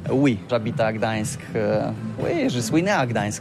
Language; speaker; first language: French; non-native, learner; Polish